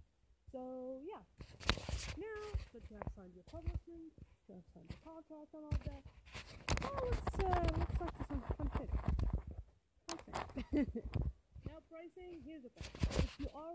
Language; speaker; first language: English; non-native, fluent; Arabic